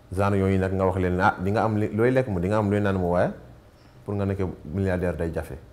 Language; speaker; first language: Wolof; non-native, local second language; Bambara